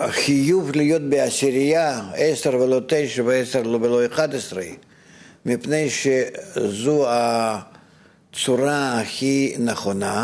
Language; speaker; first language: Hebrew; non-native, fluent; Russian